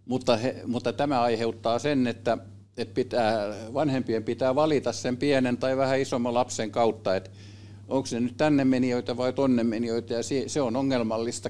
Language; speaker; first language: Finnish; native; Finnish